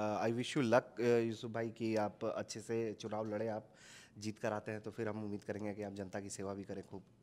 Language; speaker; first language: Hindi; native; Hindi